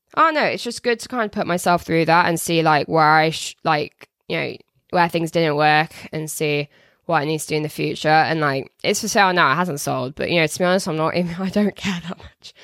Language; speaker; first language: English; native; English